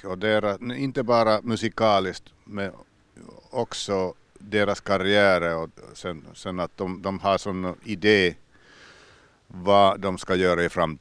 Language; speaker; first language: Swedish; non-native, local second language; Finnish